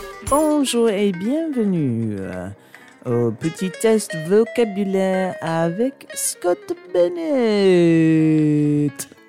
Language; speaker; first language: French; non-native, learner; English